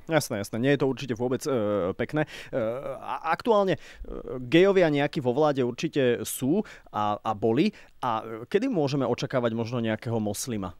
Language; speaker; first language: Slovak; native; Slovak